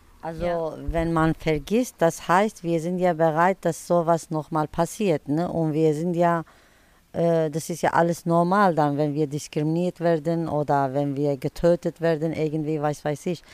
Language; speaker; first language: German; early bilingual, other home language; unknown